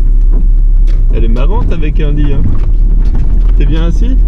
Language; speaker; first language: French; native; French